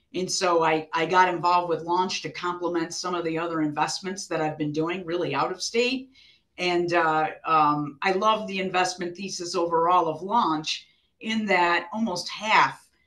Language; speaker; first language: English; native; English